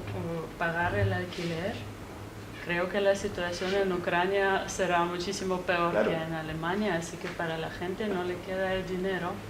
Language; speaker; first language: Spanish; non-native, fluent; German